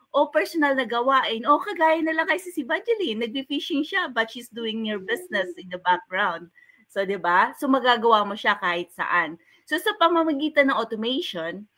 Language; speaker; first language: Filipino; native; Filipino